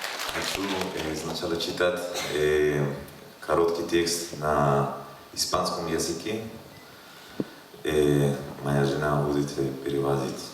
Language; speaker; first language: Russian; non-native, learner; Spanish